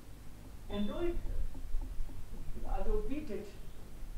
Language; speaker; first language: German; non-native, fluent; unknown